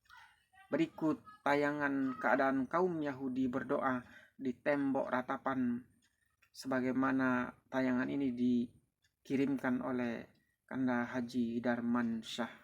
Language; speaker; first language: Indonesian; native; Indonesian